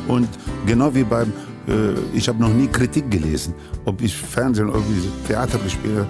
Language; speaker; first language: German; non-native, fluent; Spanish